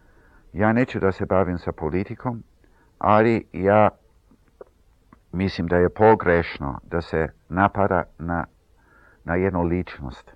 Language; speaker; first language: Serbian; early bilingual, heritage; Serbian